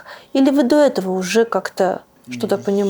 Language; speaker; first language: Russian; native; Russian